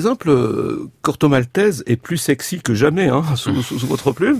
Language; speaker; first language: French; native; French